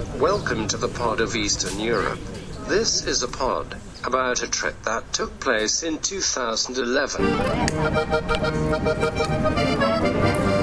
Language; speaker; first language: English; non-native, fluent; Swedish